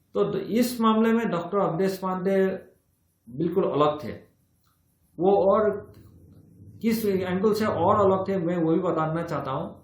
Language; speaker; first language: Hindi; non-native, local second language; Assamese